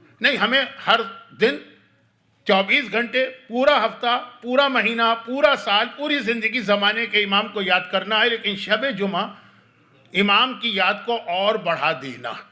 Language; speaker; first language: Urdu; native; Urdu